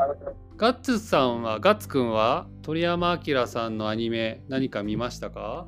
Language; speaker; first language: Japanese; native; Japanese